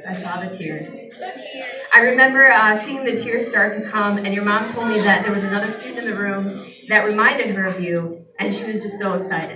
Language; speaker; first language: English; native; English